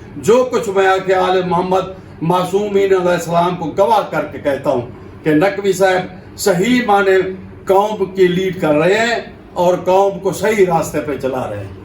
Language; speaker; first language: Urdu; non-native, local second language; Saraiki